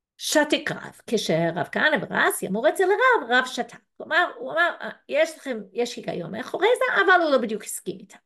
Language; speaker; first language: Hebrew; non-native, fluent; English